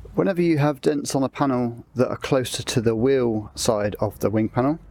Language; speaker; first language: English; native; English